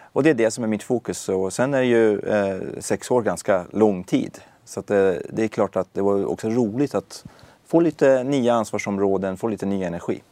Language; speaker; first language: Swedish; early bilingual, other home language; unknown